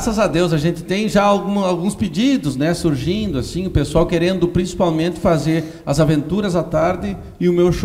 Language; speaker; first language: Portuguese; native; Portuguese